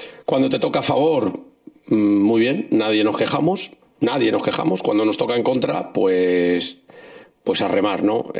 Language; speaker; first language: Spanish; native; Spanish